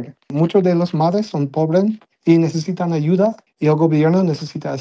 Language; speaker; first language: Spanish; non-native, learner; English